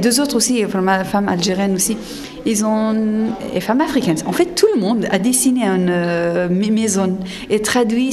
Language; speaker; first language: French; non-native, learner; Persian